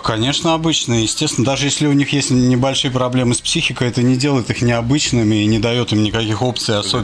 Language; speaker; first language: Russian; native; Russian